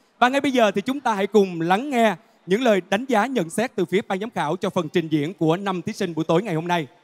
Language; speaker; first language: Vietnamese; native; Vietnamese